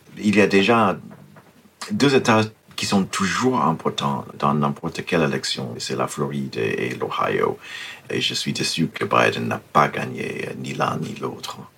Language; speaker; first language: French; non-native, fluent; English